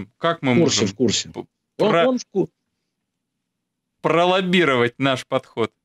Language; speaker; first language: Russian; native; Russian